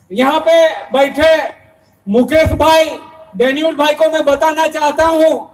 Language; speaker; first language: Hindi; non-native, local second language; Bhili